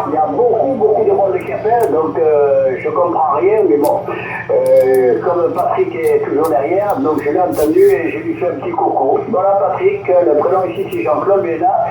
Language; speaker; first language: French; native; French